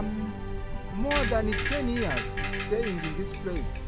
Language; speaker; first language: English; non-native, local second language; Swahili